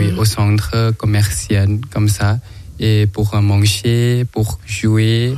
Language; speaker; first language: French; non-native, learner; Thai